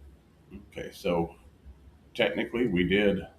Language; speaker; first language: English; native; English